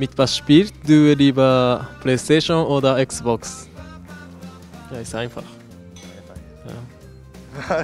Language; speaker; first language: German; non-native, learner; Japanese